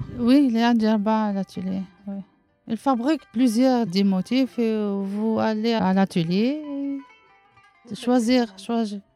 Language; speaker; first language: French; non-native, learner; Arabic